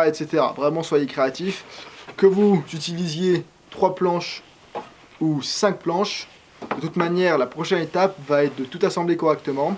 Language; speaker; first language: French; native; French